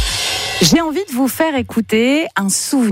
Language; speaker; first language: French; native; French